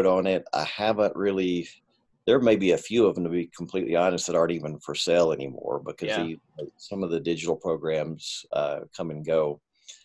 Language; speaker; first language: English; native; English